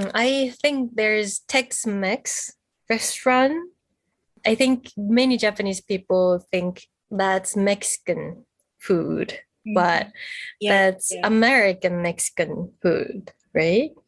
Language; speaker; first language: English; non-native, fluent; Japanese